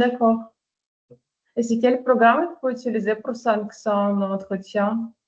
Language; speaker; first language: French; non-native, fluent; Portuguese